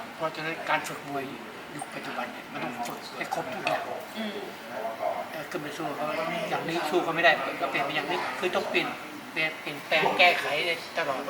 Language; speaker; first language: Thai; native; Thai